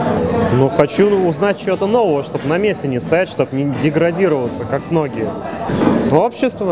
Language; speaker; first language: Russian; native; Russian